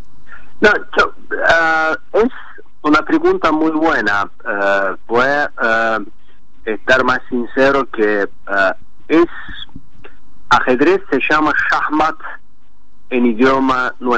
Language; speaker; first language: Spanish; non-native, learner; Azerbaijani